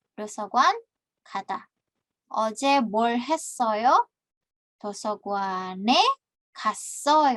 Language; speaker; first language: Korean; non-native, fluent; Indonesian